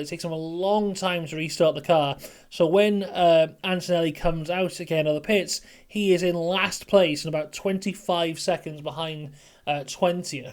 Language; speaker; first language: English; native; English